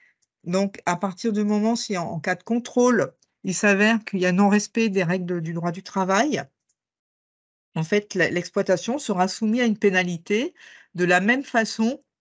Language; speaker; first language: French; native; French